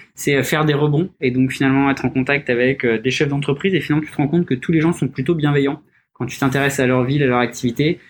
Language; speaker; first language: French; native; French